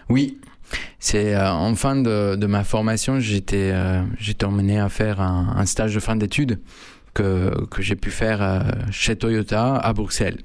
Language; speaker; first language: French; non-native, fluent; Spanish